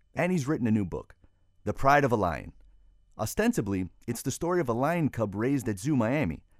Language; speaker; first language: English; early bilingual, other home language; Spanish